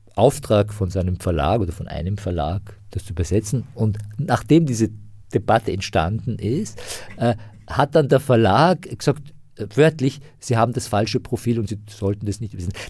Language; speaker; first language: German; non-native, fluent; Persian